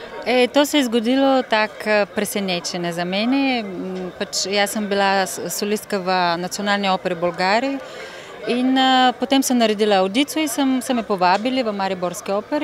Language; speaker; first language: Slovenian; non-native, fluent; Bulgarian